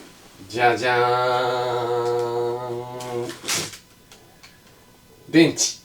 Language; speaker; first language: Japanese; native; Japanese